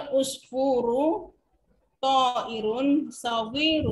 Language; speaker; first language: Arabic; non-native, learner; Indonesian